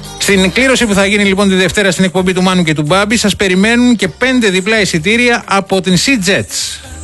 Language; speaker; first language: Greek; native; Greek